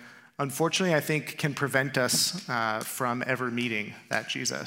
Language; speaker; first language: English; native; English